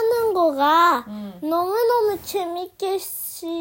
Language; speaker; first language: Korean; early bilingual, heritage; Japanese